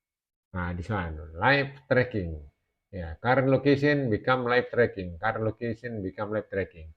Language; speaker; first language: English; non-native, learner; Indonesian